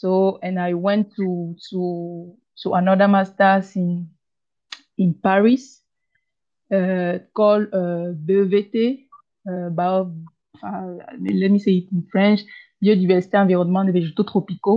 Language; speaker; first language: English; non-native, local second language; French